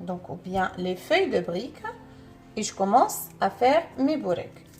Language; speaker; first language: French; non-native, local second language; Arabic